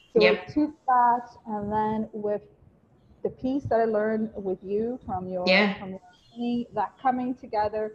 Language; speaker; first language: English; non-native, fluent; Portuguese